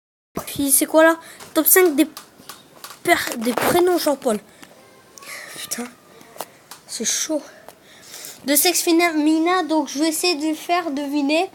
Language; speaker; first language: French; native; French